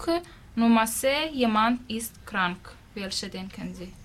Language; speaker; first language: German; non-native, learner; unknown